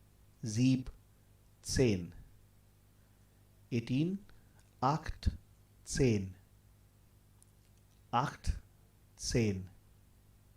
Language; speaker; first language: German; non-native, fluent; Hindi